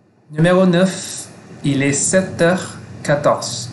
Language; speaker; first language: French; non-native, fluent; Malay